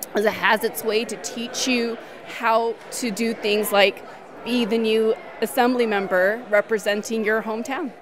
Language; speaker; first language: English; native; English